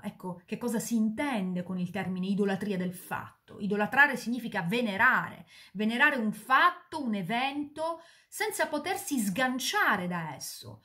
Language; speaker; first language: Italian; native; Italian